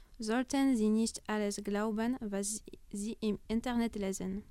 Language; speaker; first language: German; non-native, learner; French